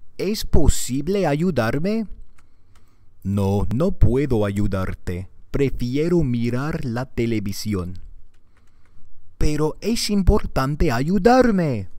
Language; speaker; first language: Spanish; non-native, learner; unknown